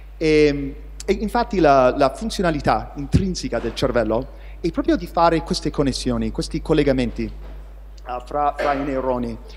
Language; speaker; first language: Italian; non-native, fluent; English